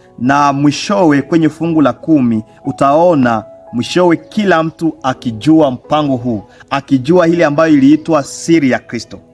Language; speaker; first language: Swahili; native; Swahili